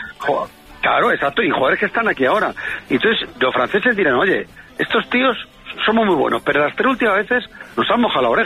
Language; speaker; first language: Spanish; native; Spanish